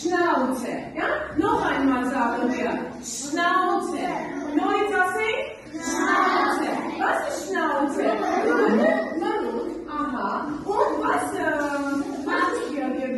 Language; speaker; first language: German; non-native, learner; Armenian